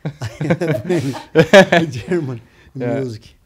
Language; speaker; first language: English; non-native, learner; Portuguese